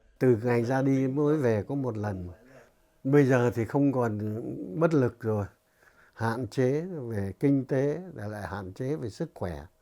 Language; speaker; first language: Vietnamese; native; Vietnamese